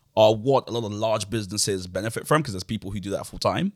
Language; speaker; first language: English; native; English